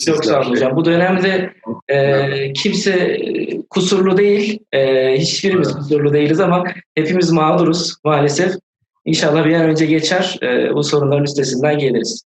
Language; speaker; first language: Turkish; native; Turkish